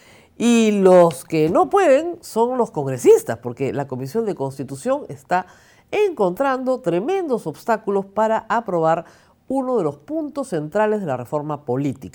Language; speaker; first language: Spanish; native; Spanish